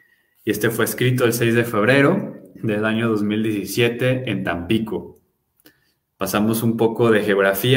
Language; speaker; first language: Spanish; native; Spanish